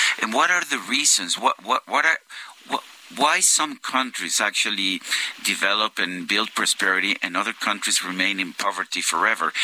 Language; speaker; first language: English; non-native, fluent; Spanish